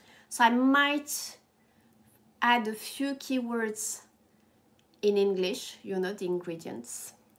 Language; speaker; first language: English; non-native, fluent; French